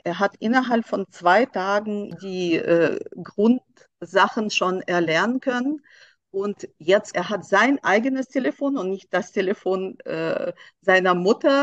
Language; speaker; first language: German; non-native, fluent; Russian